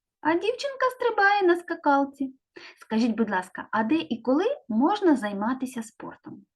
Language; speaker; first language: Ukrainian; native; Ukrainian